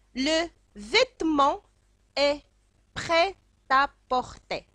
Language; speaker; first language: French; non-native, local second language; Arabic